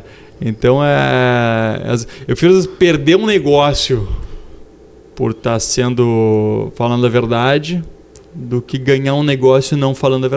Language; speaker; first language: Portuguese; native; Portuguese